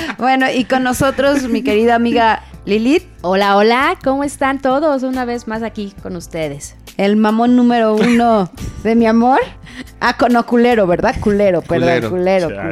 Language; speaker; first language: Spanish; native; Spanish